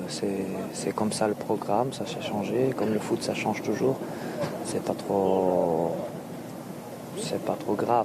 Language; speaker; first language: French; non-native, local second language; Dutch